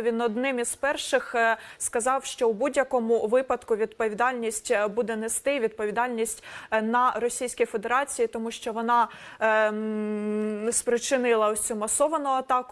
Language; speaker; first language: Ukrainian; native; Ukrainian